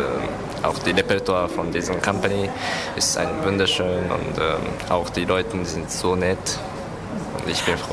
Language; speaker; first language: German; non-native, learner; Japanese